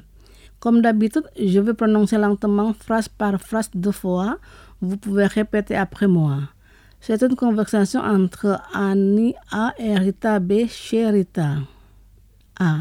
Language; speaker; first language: French; non-native, fluent; Indonesian